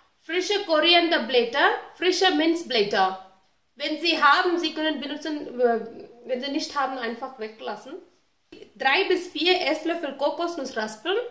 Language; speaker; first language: German; non-native, learner; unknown